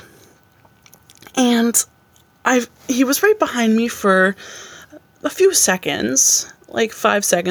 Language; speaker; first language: English; native; English